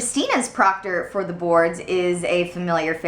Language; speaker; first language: English; native; English